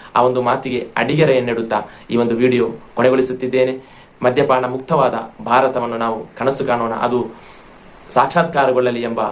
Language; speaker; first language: Kannada; non-native, local second language; Malayalam